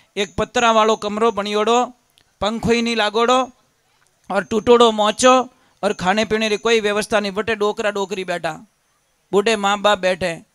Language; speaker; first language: Hindi; native; Hindi